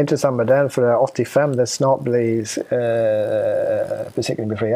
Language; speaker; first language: Swedish; non-native, fluent; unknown